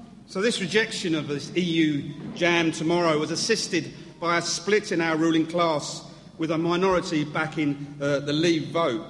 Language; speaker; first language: English; native; English